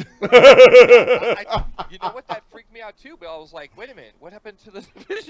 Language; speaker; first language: English; native; English